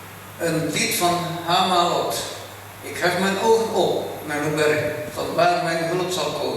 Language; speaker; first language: Dutch; early bilingual, other home language; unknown